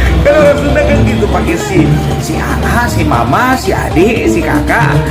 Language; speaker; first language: Indonesian; native; Indonesian